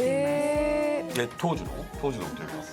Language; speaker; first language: Japanese; native; Japanese